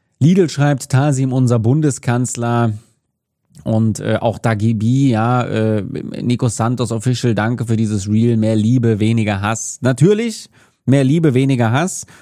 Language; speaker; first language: German; native; German